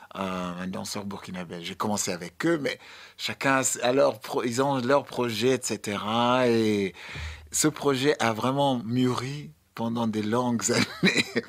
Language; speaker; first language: French; non-native, fluent; English